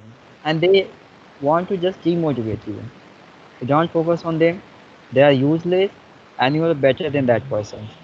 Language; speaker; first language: English; non-native, fluent; Hindi